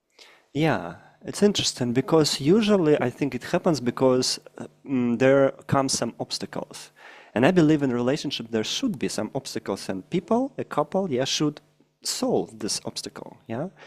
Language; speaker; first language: English; non-native, fluent; Russian